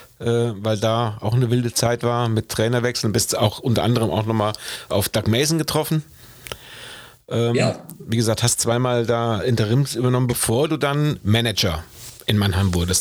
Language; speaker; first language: German; native; German